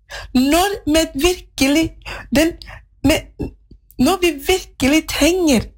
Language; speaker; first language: Norwegian; non-native, fluent; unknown